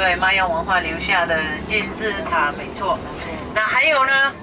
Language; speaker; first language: Chinese; non-native, fluent; Arabic